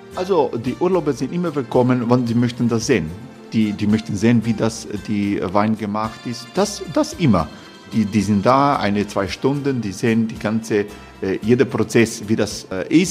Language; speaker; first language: German; non-native, fluent; Croatian